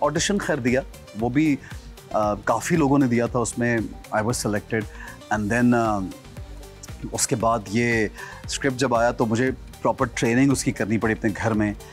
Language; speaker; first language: Urdu; native; Urdu